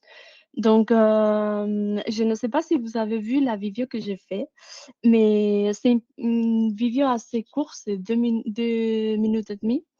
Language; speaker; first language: French; non-native, fluent; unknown